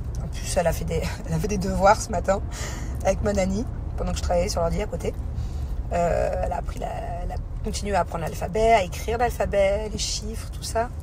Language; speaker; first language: French; native; French